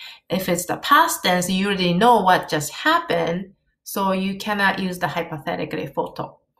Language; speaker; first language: English; non-native, fluent; Japanese